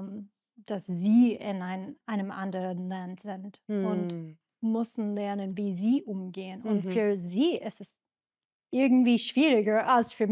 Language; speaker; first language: German; non-native, learner; English